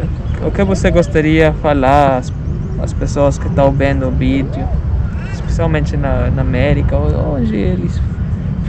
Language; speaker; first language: Portuguese; non-native, fluent; Spanish